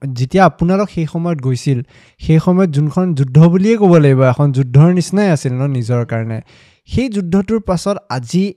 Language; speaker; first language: Assamese; native; Assamese